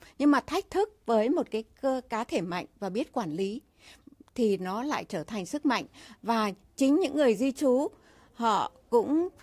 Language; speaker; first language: Vietnamese; native; Vietnamese